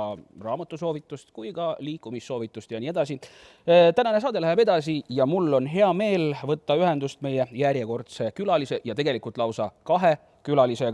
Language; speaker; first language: Estonian; native; Estonian